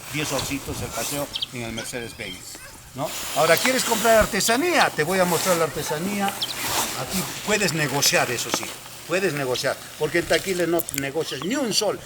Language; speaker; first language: Spanish; native; Spanish